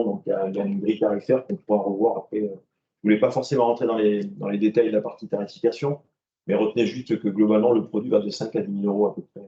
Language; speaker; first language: French; native; French